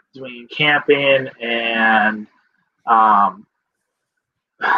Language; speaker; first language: English; native; English